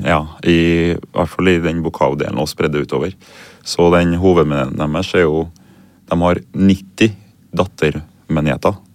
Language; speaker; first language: Norwegian; early bilingual, other home language; Swahili